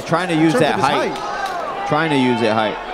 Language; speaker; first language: English; native; English